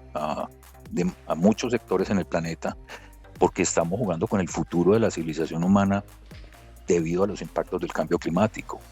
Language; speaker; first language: Spanish; native; Spanish